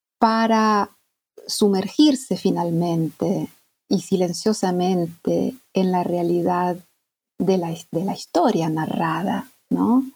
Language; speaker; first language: Spanish; non-native, fluent; Italian